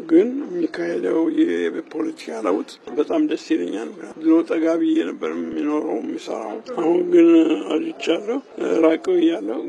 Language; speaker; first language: Amharic; non-native, local second language; Oromo